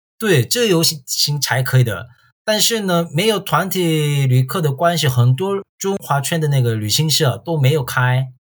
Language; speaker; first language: Chinese; non-native, fluent; Korean